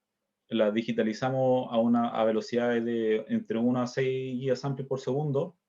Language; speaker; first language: Spanish; native; Spanish